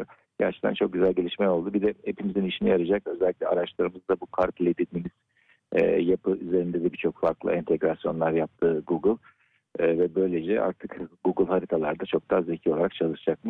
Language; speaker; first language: Turkish; native; Turkish